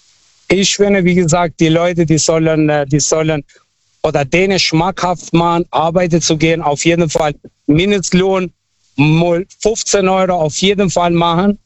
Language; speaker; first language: German; non-native, fluent; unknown